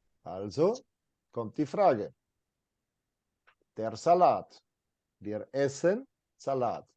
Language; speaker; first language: German; non-native, fluent; English